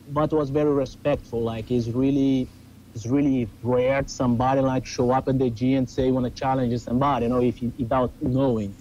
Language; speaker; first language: English; non-native, learner; Portuguese